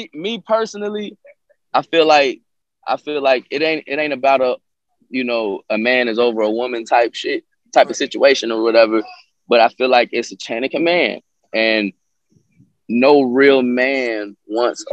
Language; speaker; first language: English; native; English